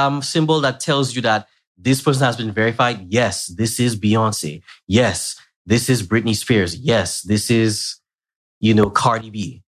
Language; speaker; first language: English; native; English